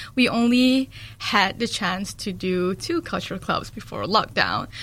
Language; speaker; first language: English; early bilingual, other home language; Malay